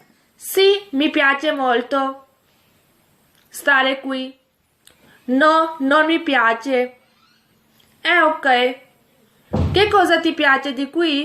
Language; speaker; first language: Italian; non-native, fluent; Urdu